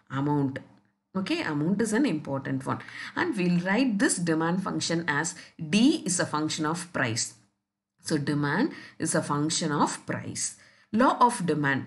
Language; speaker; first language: English; non-native, local second language; Tamil